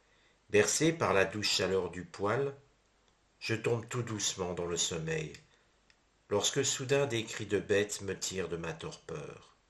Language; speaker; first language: French; native; French